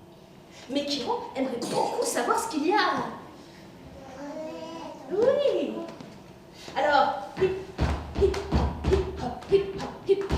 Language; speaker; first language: French; native; French